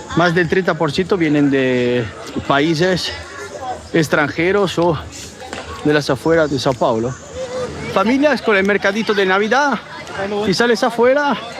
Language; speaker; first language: Spanish; non-native, fluent; Italian